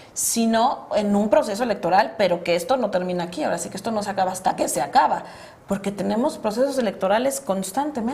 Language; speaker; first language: Spanish; native; Spanish